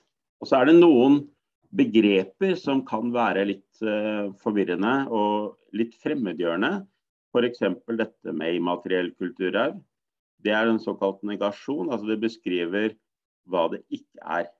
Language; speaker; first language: Norwegian; native; Norwegian